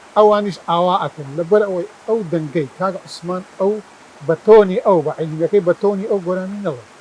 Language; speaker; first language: Central Kurdish; non-native, local second language; Gurani